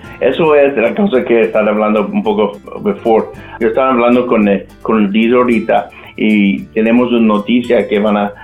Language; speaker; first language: Spanish; non-native, local second language; English